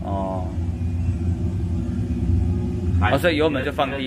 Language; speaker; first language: Chinese; native; Chinese